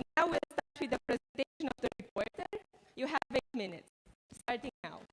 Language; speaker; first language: English; non-native, fluent; Romanian